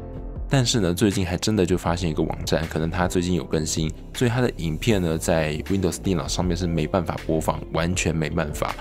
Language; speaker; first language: Chinese; native; Chinese